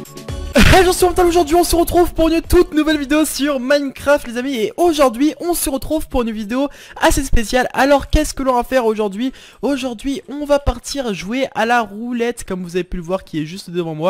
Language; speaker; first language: French; native; French